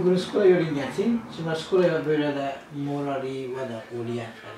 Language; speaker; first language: Swedish; non-native, learner; Kurdish